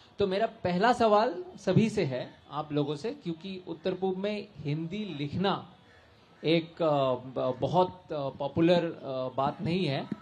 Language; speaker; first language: Hindi; non-native, local second language; Assamese